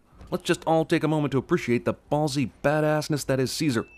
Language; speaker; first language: English; native; English